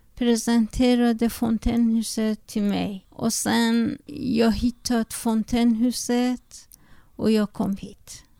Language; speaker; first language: Swedish; non-native, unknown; Persian